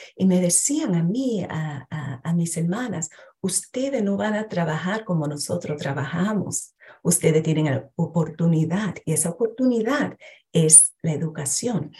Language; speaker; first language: Spanish; early bilingual, heritage; Spanish